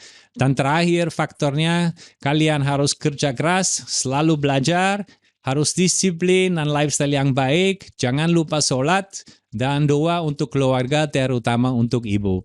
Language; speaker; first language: Indonesian; non-native, fluent; German